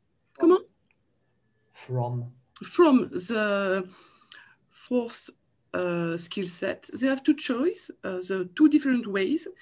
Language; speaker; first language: English; non-native, learner; French